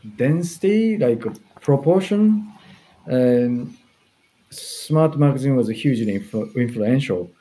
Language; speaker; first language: English; non-native, fluent; Japanese